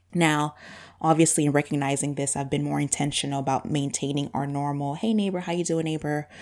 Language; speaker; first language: English; non-native, local second language; Bemba